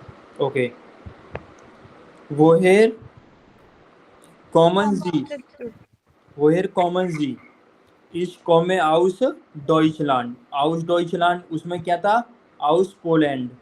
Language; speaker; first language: German; non-native, fluent; Hindi